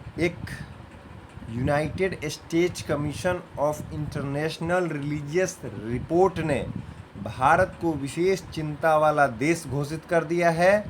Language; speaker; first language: Hindi; native; Hindi